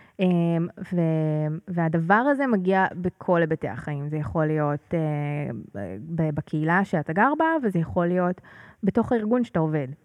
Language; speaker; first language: Hebrew; native; Hebrew